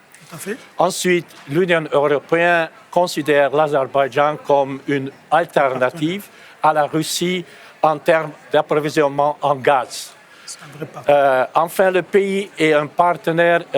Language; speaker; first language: French; non-native, fluent; Hungarian